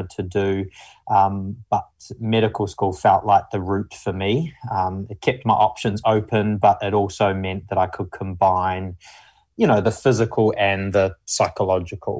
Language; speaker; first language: English; native; English